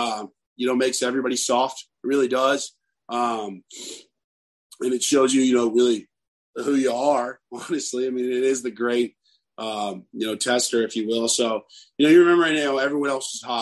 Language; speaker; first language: English; native; English